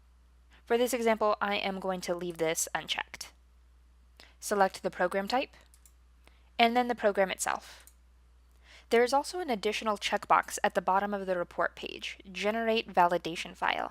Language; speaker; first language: English; native; English